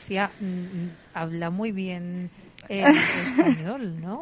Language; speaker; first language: Spanish; native; Spanish